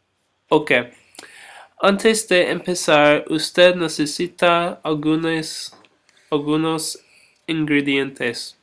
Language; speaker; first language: Spanish; non-native, learner; English